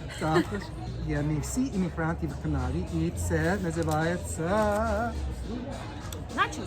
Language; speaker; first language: Ukrainian; non-native, learner; English